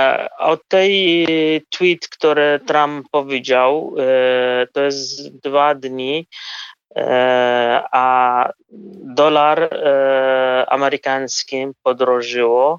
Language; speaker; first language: Polish; non-native, fluent; Kurdish